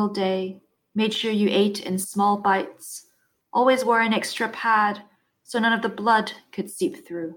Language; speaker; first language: English; non-native, local second language; Cantonese